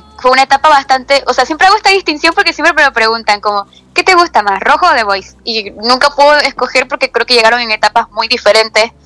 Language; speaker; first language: Spanish; native; Spanish